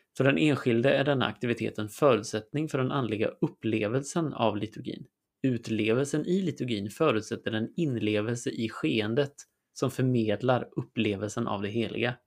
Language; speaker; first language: Swedish; native; Swedish